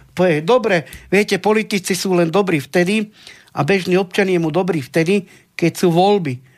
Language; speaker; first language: Slovak; non-native, local second language; Romany